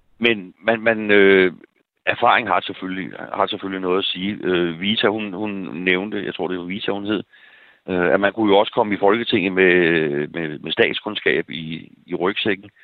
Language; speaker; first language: Danish; native; Danish